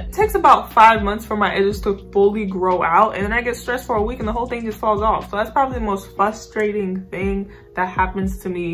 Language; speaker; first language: English; native; English